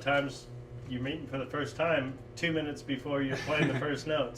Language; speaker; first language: English; native; English